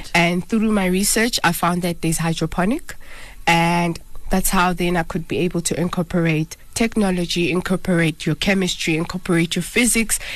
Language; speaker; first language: English; non-native, local second language; Zulu